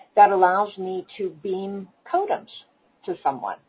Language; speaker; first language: English; native; English